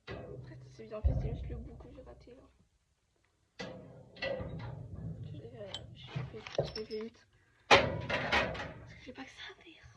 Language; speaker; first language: French; native; French